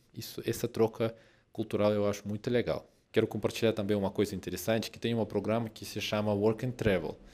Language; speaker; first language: Portuguese; non-native, fluent; Russian